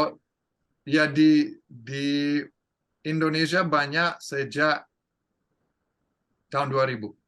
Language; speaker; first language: Indonesian; non-native, fluent; English